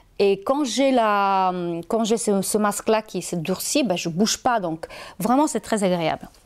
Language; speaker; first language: French; non-native, fluent; Bulgarian